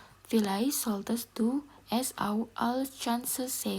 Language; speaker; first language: German; non-native, learner; Indonesian